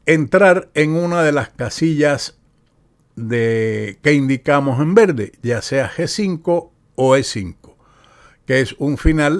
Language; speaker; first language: Spanish; native; Spanish